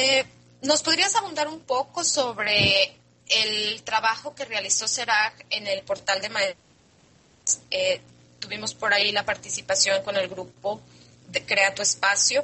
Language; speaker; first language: Spanish; native; Spanish